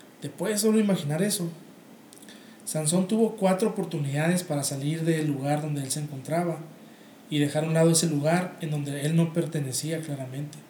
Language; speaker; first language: Spanish; native; Spanish